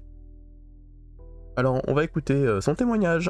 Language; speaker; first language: French; native; French